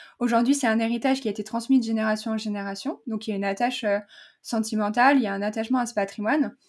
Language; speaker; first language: French; native; French